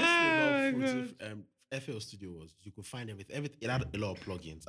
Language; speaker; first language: English; non-native, local second language; Yoruba